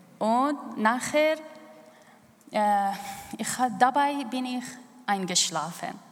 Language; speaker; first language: German; non-native, learner; Kurdish